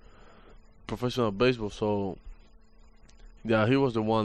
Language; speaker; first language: English; non-native, fluent; Spanish